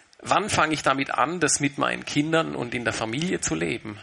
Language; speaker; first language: German; native; German